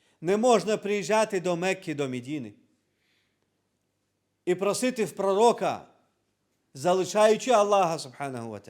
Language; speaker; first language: Ukrainian; non-native, local second language; Crimean Tatar